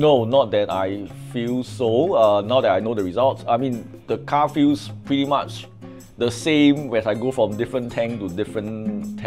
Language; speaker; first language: English; native; English